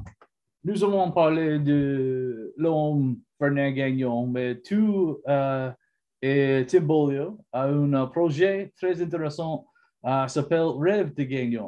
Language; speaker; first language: French; non-native, learner; English